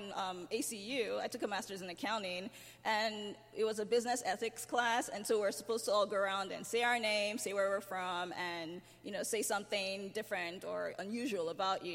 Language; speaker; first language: English; non-native, local second language; Yoruba